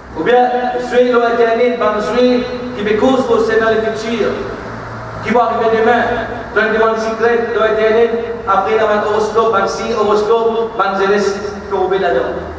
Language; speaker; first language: French; non-native, local second language; Morisyen